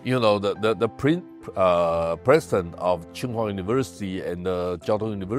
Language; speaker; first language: English; non-native, fluent; Chinese